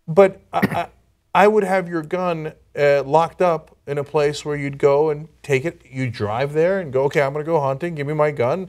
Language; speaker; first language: English; non-native, fluent; Turkish